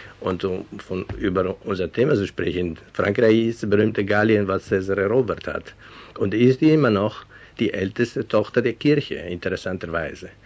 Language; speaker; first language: German; non-native, fluent; Venetian